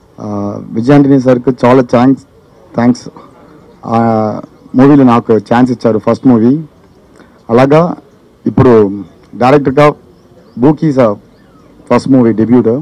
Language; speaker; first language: Telugu; non-native, learner; Tamil